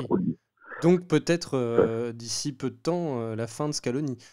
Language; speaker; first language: French; native; French